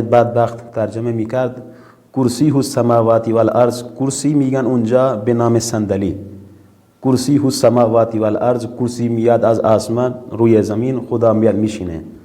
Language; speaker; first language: Persian; non-native, fluent; Urdu